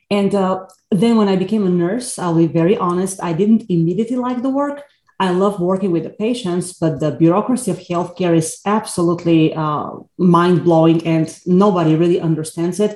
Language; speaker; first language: English; non-native, fluent; Bulgarian